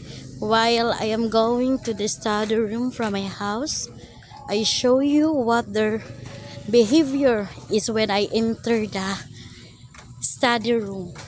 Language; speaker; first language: English; non-native, local second language; Cebuano